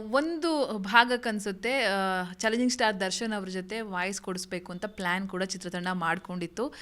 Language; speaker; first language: Kannada; native; Kannada